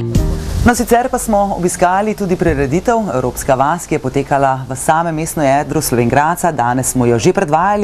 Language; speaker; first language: Slovenian; native; Slovenian